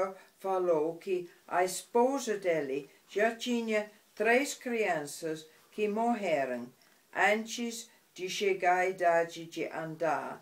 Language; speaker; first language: Portuguese; non-native, fluent; English